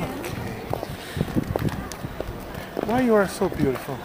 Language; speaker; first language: English; non-native, learner; Portuguese